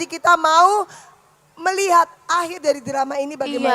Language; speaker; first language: Indonesian; native; Indonesian